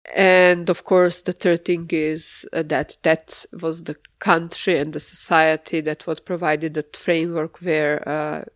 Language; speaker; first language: English; non-native, fluent; Serbian